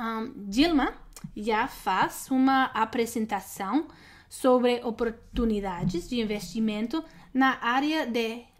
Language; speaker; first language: Portuguese; non-native, learner; English